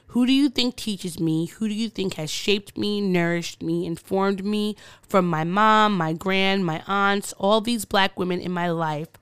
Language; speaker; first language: English; early bilingual, other home language; Yoruba